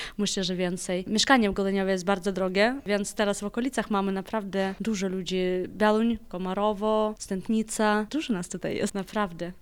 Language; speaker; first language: Polish; non-native, fluent; Ukrainian